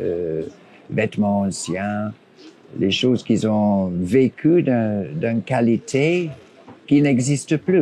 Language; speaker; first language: French; non-native, fluent; English